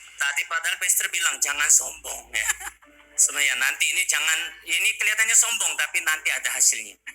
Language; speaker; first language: Indonesian; non-native, fluent; Korean